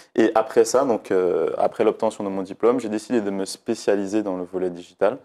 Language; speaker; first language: French; native; French